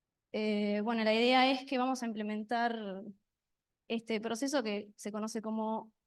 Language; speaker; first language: Spanish; native; Spanish